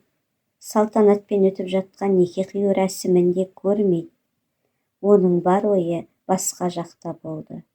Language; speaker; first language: Kazakh; native; Kazakh